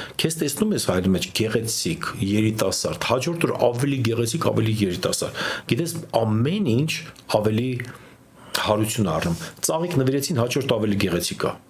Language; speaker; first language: Armenian; native; Armenian